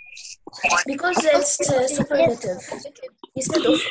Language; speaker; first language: English; non-native, learner; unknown